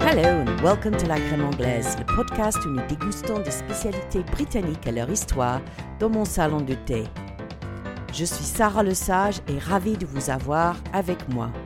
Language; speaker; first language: French; non-native, fluent; English